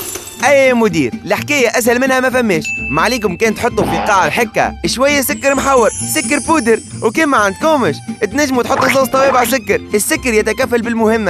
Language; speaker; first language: Arabic; native; Arabic